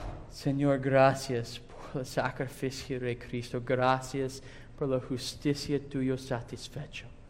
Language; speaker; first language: Spanish; non-native, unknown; English